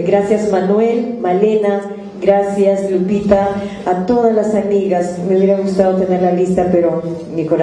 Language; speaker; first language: Spanish; native; Spanish